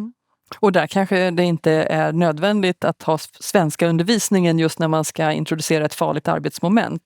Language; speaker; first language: Swedish; native; Swedish